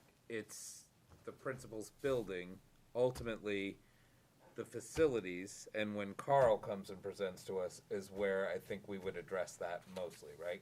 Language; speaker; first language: English; native; English